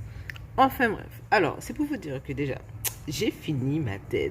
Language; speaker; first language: French; native; French